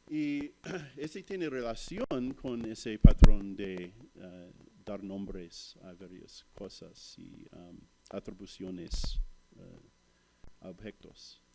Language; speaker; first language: Spanish; non-native, fluent; English